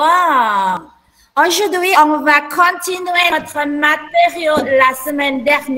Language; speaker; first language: French; non-native, fluent; Indonesian